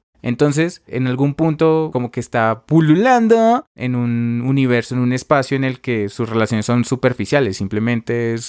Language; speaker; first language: Spanish; native; Spanish